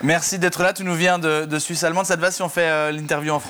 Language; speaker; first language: French; native; French